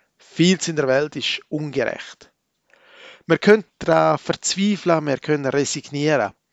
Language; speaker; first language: German; native; German